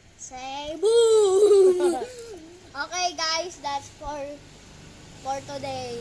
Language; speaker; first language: English; non-native, local second language; Filipino